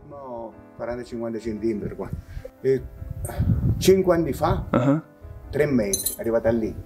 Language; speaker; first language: Italian; native; Italian